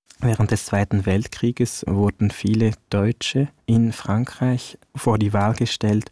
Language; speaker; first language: German; early bilingual, other home language; Vietnamese